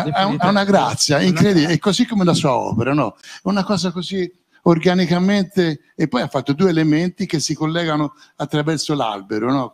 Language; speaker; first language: Italian; native; Italian